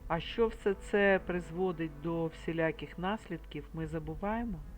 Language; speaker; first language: Ukrainian; native; Ukrainian